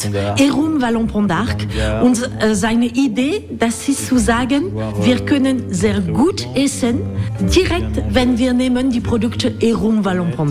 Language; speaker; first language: German; non-native, learner; French